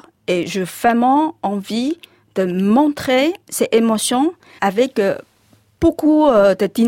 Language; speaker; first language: French; non-native, fluent; Chinese